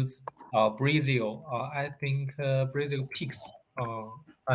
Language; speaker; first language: English; non-native, learner; Chinese